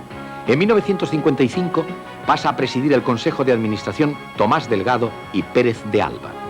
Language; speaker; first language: Spanish; native; Spanish